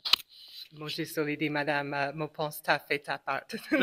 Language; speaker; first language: French; non-native, local second language; English